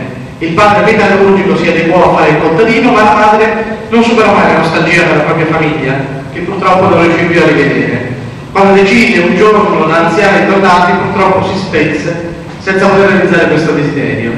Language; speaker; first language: Italian; native; Italian